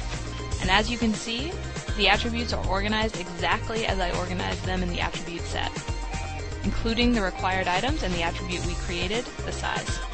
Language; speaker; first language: English; native; English